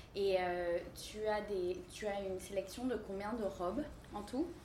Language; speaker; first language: French; native; French